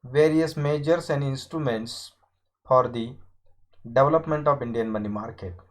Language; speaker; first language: English; non-native, local second language; Marathi